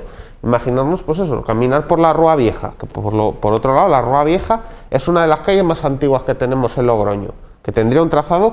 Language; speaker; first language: Spanish; native; Spanish